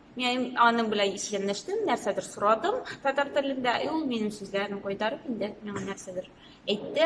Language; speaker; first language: Tatar; non-native, local second language; Russian